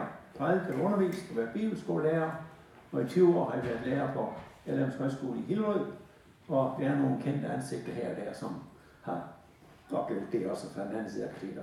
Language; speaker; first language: Danish; native; Danish